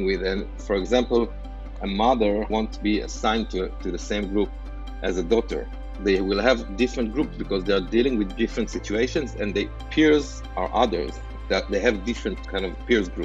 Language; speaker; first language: English; non-native, fluent; Hebrew